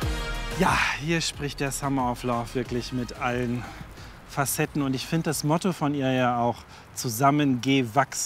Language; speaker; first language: German; native; German